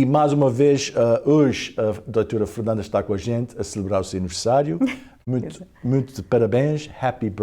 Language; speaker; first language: Portuguese; early bilingual, heritage; Portuguese